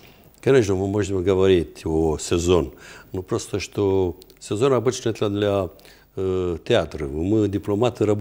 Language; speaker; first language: Russian; non-native, fluent; Romanian